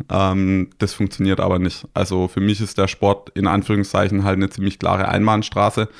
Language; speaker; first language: German; native; German